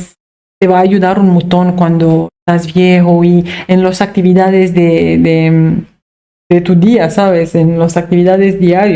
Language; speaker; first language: Spanish; non-native, fluent; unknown